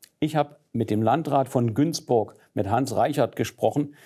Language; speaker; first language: German; native; German